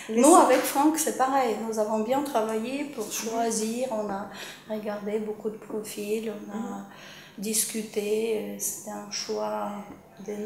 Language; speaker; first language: French; non-native, fluent; Ukrainian